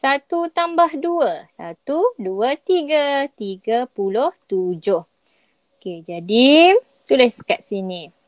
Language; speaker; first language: Malay; native; Malay